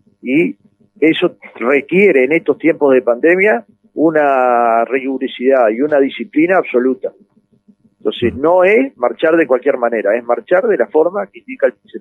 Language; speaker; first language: Spanish; native; Spanish